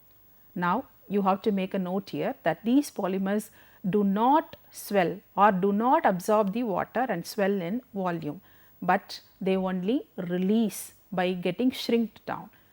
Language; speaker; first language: English; non-native, local second language; Tamil